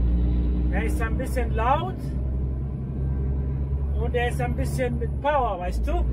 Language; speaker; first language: German; non-native, learner; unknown